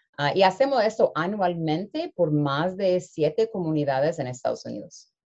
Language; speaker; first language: Spanish; early bilingual, heritage; Spanish